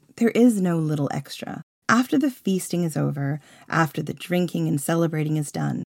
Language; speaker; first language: English; native; English